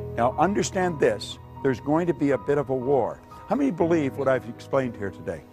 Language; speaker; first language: English; native; English